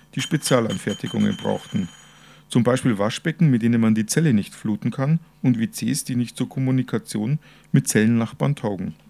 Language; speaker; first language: German; native; German